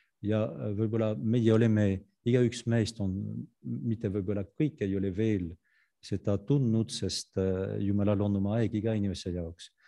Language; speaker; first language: Estonian; non-native, fluent; French